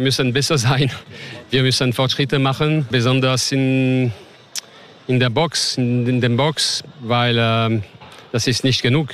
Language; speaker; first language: German; non-native, learner; French